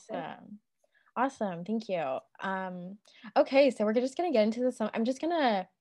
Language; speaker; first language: English; native; English